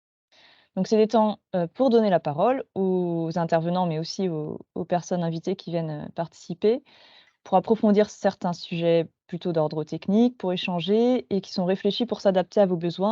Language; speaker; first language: French; native; French